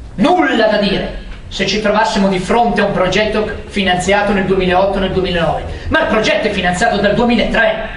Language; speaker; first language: Italian; native; Italian